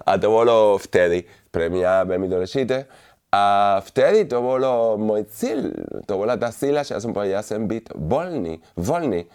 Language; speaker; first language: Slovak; non-native, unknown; Spanish